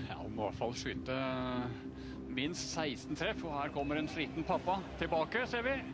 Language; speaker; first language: Norwegian; native; Norwegian